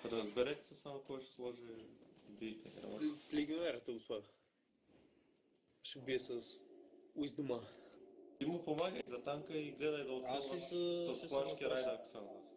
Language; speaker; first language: Bulgarian; native; Bulgarian